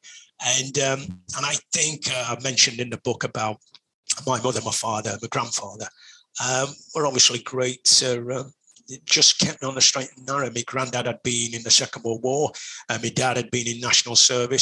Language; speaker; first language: English; native; English